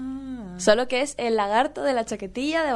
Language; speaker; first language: Spanish; native; Spanish